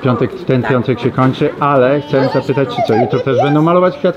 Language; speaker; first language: Polish; native; Polish